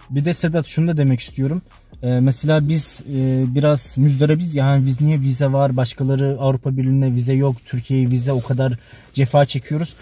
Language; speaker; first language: Turkish; native; Turkish